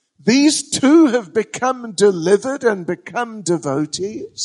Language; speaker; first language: English; native; English